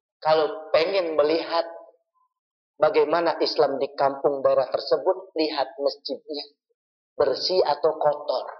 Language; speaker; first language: Indonesian; non-native, local second language; Javanese